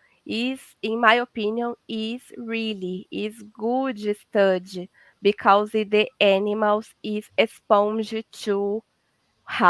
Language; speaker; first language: English; non-native, learner; Portuguese